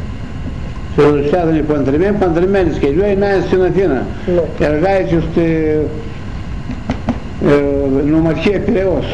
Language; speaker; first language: Greek; native; Greek